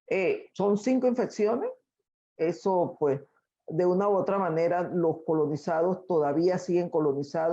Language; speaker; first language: Spanish; native; Spanish